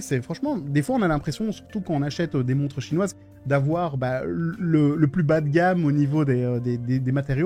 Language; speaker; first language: French; native; French